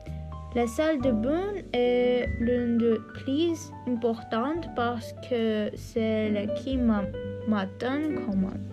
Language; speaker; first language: French; non-native, learner; Armenian